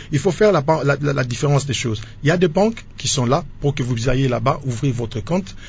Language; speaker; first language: French; non-native, local second language; Lingala